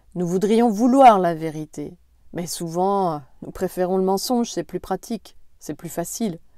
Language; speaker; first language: French; native; French